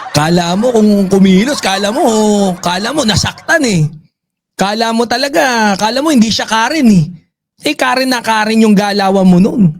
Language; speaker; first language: Filipino; native; Filipino